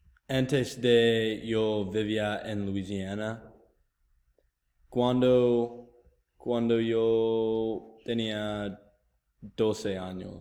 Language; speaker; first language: Spanish; non-native, learner; English